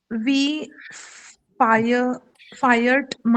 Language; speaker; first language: German; non-native, learner; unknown